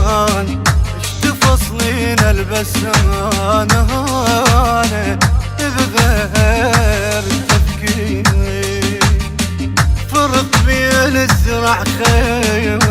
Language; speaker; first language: Arabic; native; Arabic